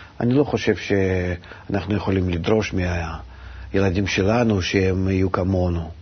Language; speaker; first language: Hebrew; non-native, fluent; Russian